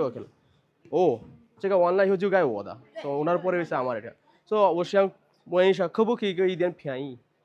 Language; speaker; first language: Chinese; non-native, learner; Bangla